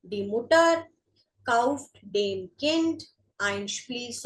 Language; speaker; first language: German; non-native, fluent; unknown